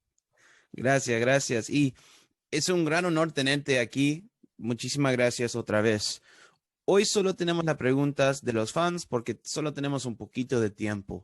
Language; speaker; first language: Spanish; early bilingual, heritage; Spanish